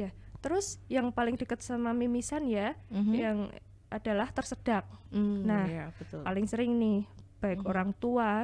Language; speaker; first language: Indonesian; native; Indonesian